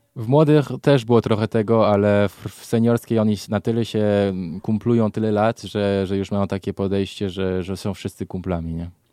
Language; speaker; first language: Polish; early bilingual, heritage; Polish